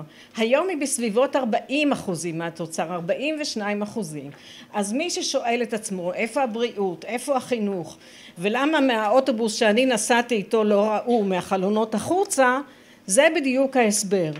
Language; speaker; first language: Hebrew; native; Hebrew